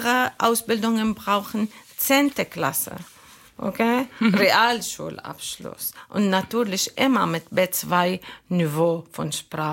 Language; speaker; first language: German; non-native, learner; Arabic